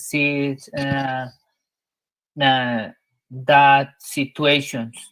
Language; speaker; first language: English; non-native, learner; Spanish